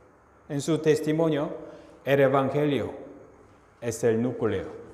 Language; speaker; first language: Spanish; non-native, fluent; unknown